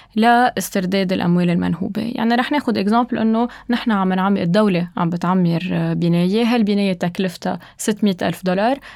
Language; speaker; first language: Arabic; native; Arabic